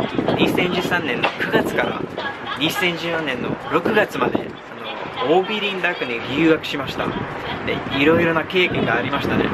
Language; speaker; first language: Japanese; non-native, fluent; English